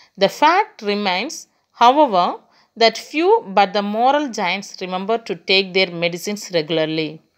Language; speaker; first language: English; non-native, local second language; Tamil